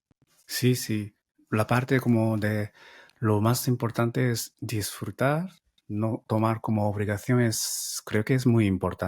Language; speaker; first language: Spanish; non-native, fluent; Japanese